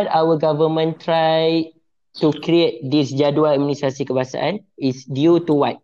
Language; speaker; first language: English; non-native, local second language; Malay